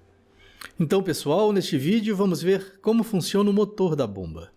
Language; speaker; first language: Portuguese; native; Portuguese